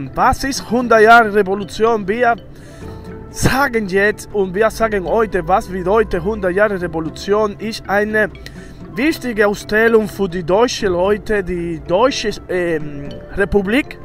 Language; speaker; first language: German; non-native, learner; Italian